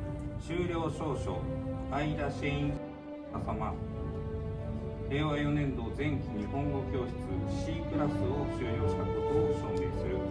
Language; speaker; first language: Japanese; native; Japanese